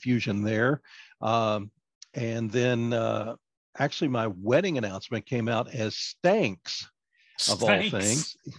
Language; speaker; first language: English; native; English